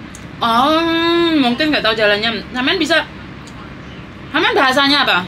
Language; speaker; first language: Indonesian; non-native, local second language; Javanese